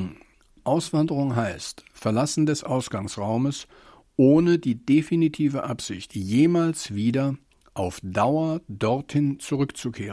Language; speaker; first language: German; native; German